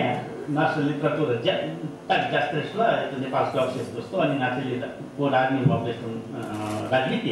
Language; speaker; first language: Russian; non-native, learner; Nepali